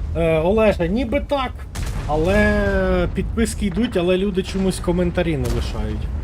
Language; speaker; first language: Ukrainian; non-native, local second language; Russian